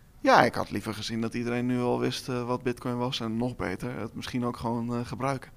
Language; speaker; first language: Dutch; native; Dutch